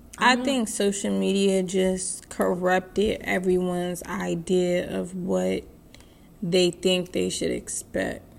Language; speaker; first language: English; native; English